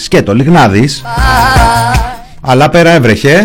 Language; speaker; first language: Greek; native; Greek